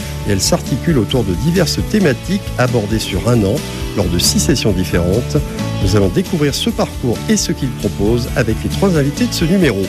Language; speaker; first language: French; native; French